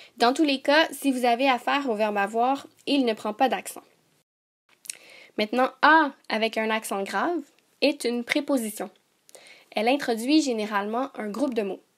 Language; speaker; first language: French; native; French